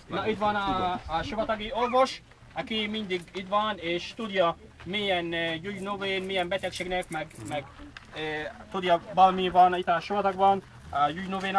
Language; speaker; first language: Hungarian; non-native, learner; Arabic